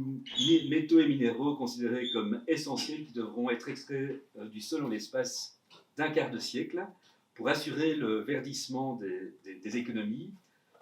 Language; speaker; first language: French; native; French